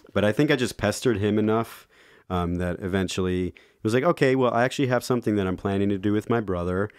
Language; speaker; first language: English; native; English